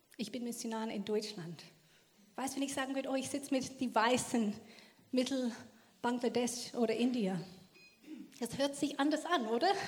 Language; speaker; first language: German; non-native, fluent; English